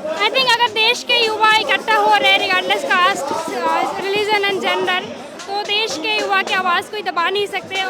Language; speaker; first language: Hindi; non-native, local second language; Assamese